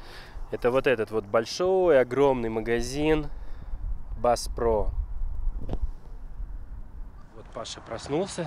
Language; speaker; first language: Russian; native; Russian